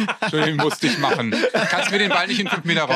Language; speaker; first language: German; native; German